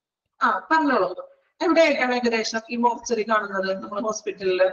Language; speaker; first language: Malayalam; native; Malayalam